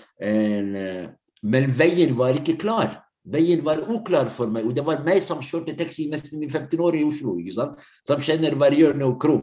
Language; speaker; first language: Norwegian; non-native, fluent; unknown